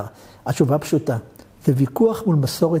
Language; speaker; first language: Hebrew; native; Hebrew